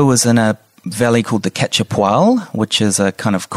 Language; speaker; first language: English; native; English